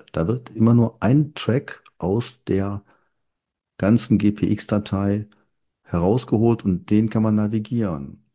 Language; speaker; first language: German; native; German